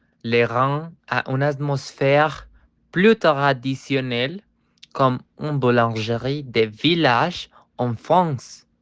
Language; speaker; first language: French; non-native, learner; Spanish